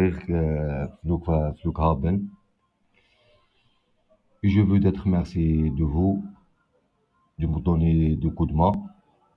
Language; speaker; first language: French; non-native, local second language; Arabic